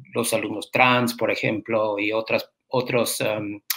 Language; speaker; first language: Spanish; non-native, fluent; English